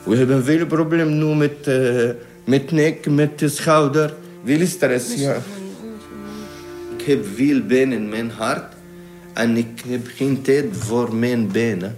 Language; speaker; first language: Dutch; non-native, learner; Arabic